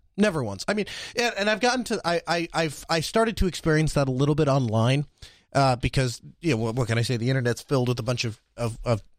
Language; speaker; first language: English; early bilingual, other home language; Hindi